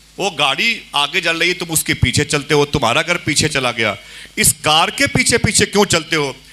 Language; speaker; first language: Hindi; native; Hindi